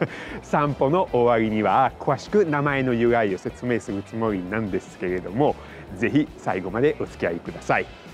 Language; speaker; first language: Japanese; non-native, fluent; Italian